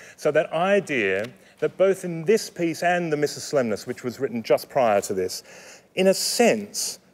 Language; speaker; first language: English; native; English